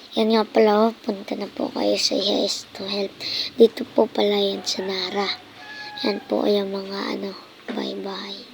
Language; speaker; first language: Filipino; native; Filipino